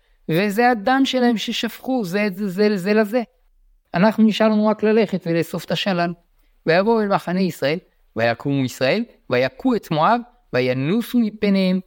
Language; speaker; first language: Hebrew; native; Hebrew